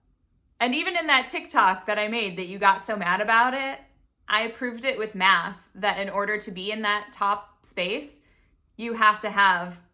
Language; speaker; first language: English; native; English